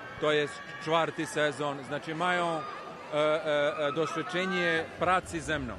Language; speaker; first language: Polish; non-native, learner; Serbian